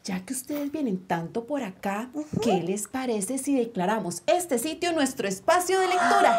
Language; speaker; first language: Spanish; native; Spanish